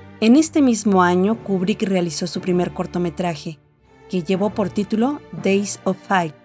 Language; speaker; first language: Spanish; native; Spanish